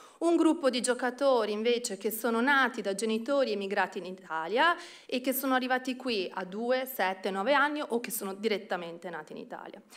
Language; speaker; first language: Italian; native; Italian